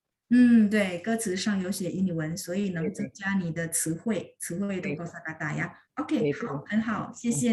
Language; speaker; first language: Chinese; non-native, fluent; Indonesian